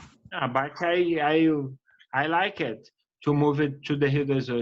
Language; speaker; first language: English; non-native, learner; Portuguese